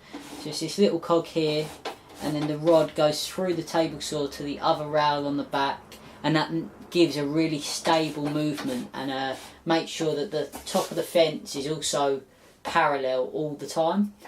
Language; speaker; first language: English; native; English